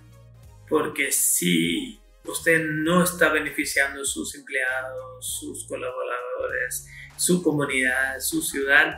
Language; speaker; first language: Spanish; non-native, fluent; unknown